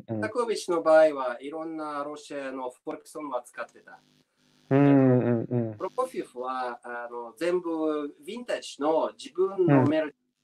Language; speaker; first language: Japanese; non-native, learner; Russian